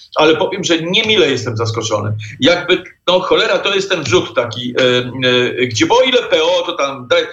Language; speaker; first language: Polish; native; Polish